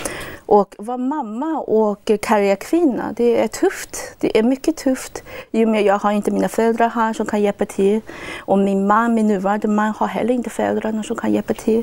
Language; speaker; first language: Swedish; non-native, fluent; Chinese